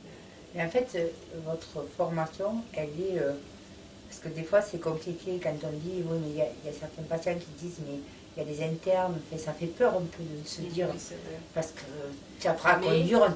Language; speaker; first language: French; native; French